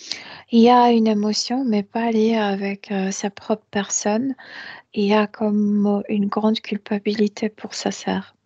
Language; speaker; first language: French; non-native, fluent; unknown